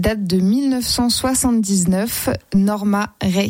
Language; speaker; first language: French; native; French